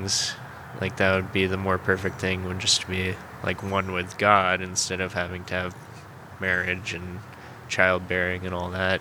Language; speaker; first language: English; native; English